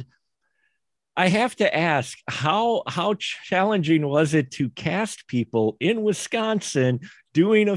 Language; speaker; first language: English; native; English